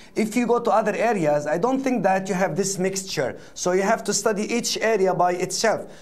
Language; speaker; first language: English; non-native, fluent; Arabic